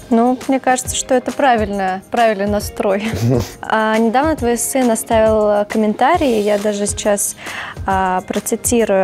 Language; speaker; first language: Russian; native; Russian